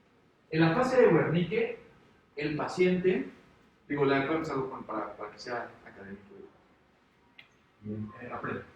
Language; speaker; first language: Spanish; native; Spanish